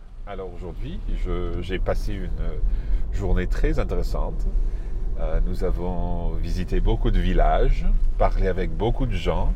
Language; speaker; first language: French; non-native, fluent; English